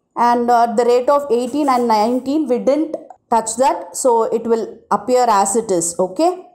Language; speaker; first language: English; non-native, local second language; Tamil